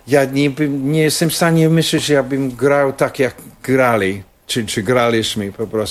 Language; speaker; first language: Polish; non-native, fluent; English